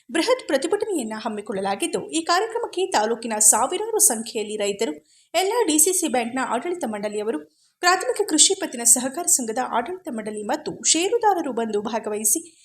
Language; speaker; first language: Kannada; native; Kannada